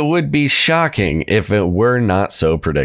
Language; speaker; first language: English; native; English